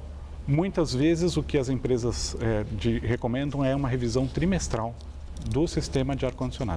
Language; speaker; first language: Portuguese; native; Portuguese